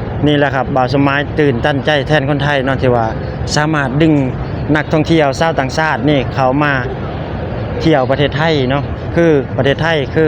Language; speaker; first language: Thai; non-native, local second language; Lao